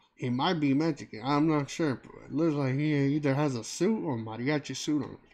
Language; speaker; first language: English; early bilingual, other home language; Spanish